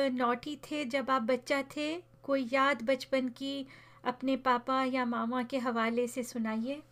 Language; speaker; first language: Urdu; native; Urdu